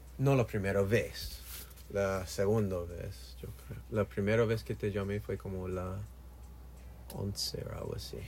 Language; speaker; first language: Spanish; non-native, learner; English